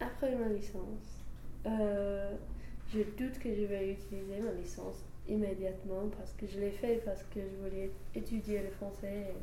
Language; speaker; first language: French; non-native, fluent; English